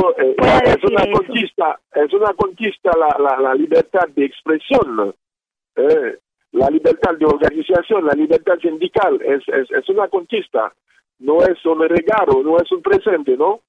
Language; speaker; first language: Spanish; non-native, learner; Haitian Creole